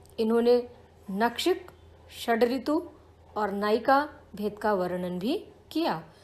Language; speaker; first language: Hindi; native; Hindi